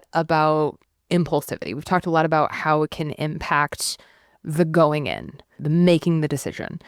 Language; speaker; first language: English; native; English